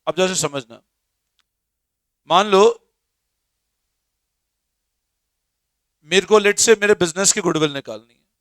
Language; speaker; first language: Hindi; native; Hindi